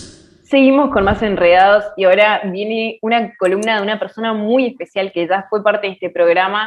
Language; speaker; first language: Spanish; native; Spanish